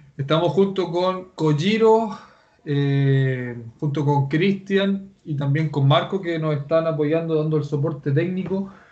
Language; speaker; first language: Spanish; native; Spanish